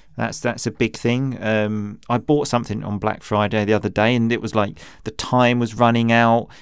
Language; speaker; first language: English; native; English